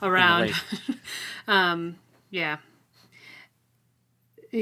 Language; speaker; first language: English; native; English